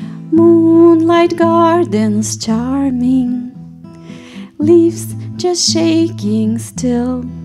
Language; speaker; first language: English; non-native, fluent; Russian